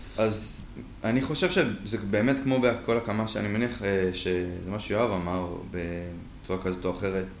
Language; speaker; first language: Hebrew; native; Hebrew